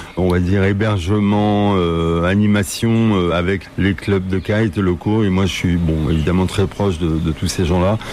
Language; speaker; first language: French; native; French